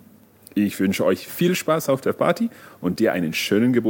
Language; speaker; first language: German; non-native, learner; English